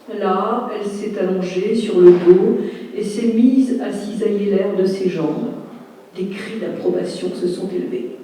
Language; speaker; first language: French; native; French